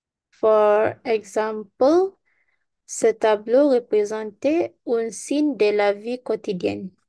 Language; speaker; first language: French; non-native, learner; Malay